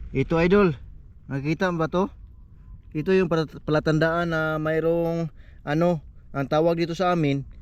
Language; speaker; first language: Filipino; non-native, local second language; Cebuano